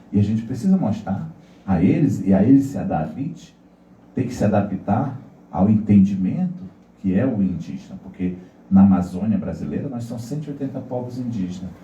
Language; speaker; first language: Portuguese; non-native, local second language; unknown